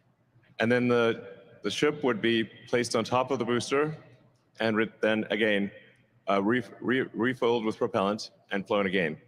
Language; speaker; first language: English; native; English